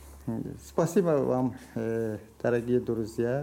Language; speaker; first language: Russian; non-native, local second language; Azerbaijani